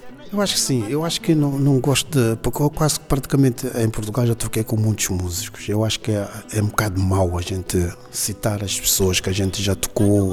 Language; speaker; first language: Portuguese; non-native, local second language; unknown